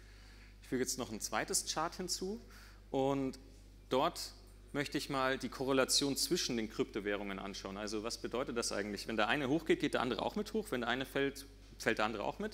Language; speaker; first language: German; native; German